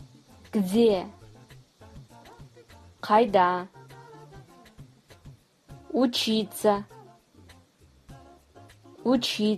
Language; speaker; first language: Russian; non-native, fluent; Kazakh